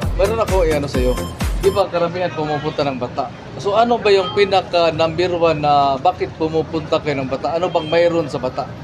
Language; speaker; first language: Filipino; non-native, local second language; Cebuano